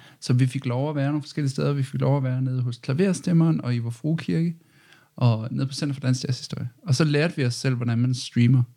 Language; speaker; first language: Danish; native; Danish